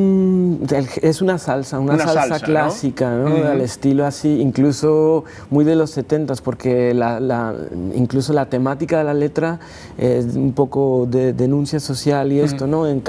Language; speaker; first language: Spanish; native; Spanish